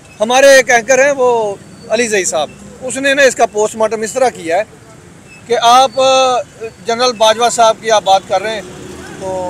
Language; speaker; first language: Urdu; non-native, local second language; Punjabi